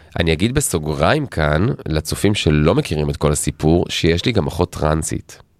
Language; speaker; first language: Hebrew; native; Hebrew